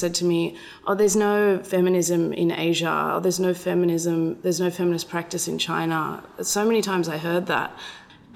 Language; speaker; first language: English; native; English